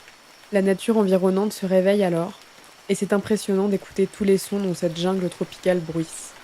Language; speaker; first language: French; native; French